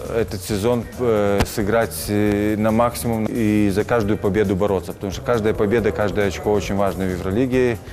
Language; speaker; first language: Russian; non-native, fluent; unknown